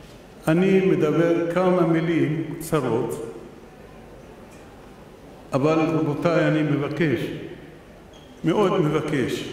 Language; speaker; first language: Hebrew; non-native, local second language; Arabic